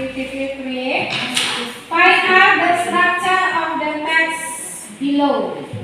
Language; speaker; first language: English; non-native, learner; Indonesian